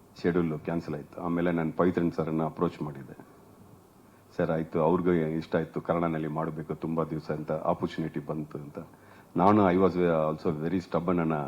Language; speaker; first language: Kannada; non-native, learner; Tamil